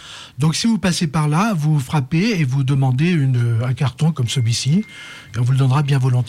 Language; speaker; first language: French; native; French